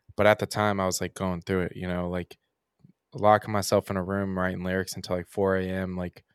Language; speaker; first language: English; native; English